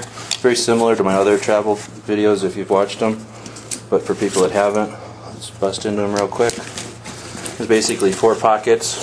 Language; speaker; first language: English; native; English